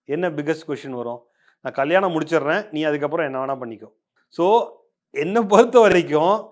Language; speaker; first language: Tamil; native; Tamil